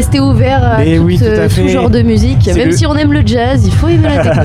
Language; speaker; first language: French; native; French